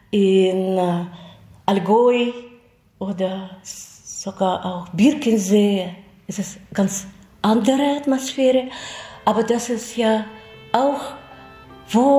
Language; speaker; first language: German; non-native, fluent; Russian